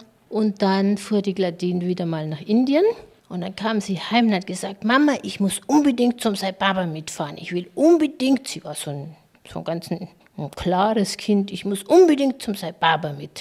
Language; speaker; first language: German; native; German